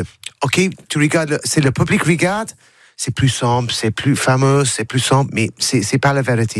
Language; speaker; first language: French; non-native, learner; English